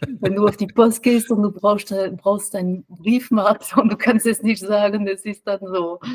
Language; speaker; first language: German; non-native, fluent; French